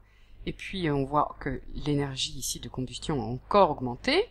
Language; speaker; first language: French; native; French